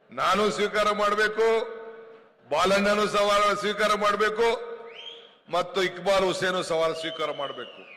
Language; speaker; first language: Kannada; native; Kannada